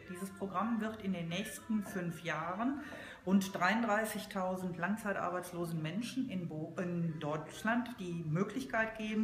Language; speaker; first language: German; native; German